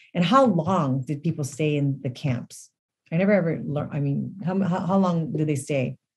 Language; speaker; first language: English; native; English